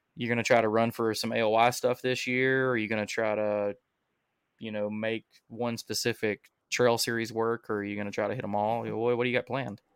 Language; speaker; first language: English; native; English